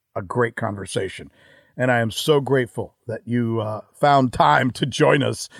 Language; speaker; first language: English; early bilingual, other home language; Spanish